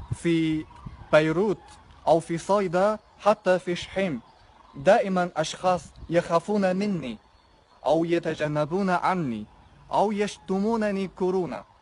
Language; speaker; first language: Arabic; non-native, fluent; Chinese